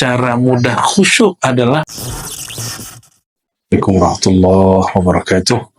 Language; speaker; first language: Indonesian; native; Indonesian